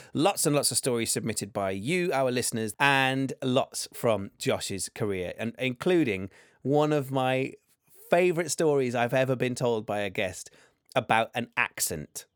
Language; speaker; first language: English; native; English